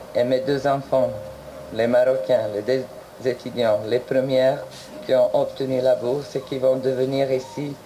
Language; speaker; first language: French; non-native, fluent; Serbian